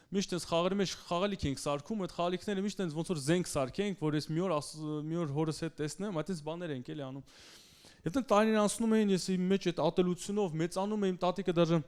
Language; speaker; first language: Armenian; early bilingual, heritage; Russian